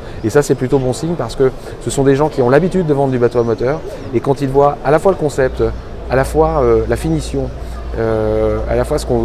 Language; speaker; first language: French; native; French